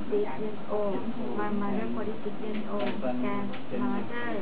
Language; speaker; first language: English; non-native, learner; Thai